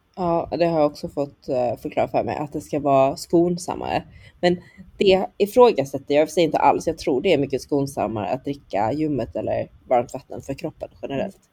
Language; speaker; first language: Swedish; early bilingual, other home language; Chinese